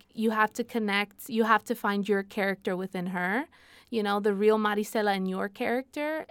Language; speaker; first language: English; non-native, fluent; Spanish